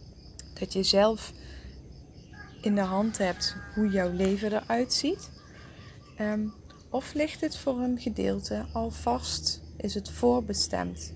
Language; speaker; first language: Dutch; native; Dutch